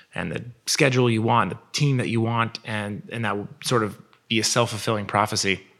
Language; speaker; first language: English; native; English